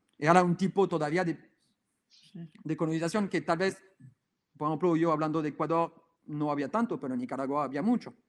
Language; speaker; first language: Spanish; non-native, fluent; French